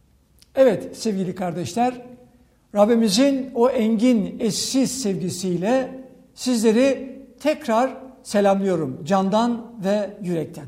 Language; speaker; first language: Turkish; native; Turkish